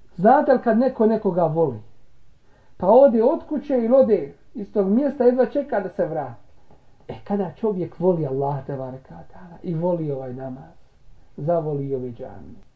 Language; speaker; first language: Bosnian; native; Bosnian